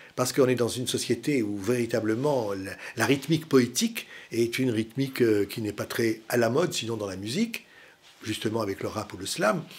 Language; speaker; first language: French; native; French